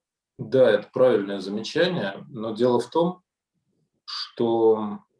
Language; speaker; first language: Russian; native; Russian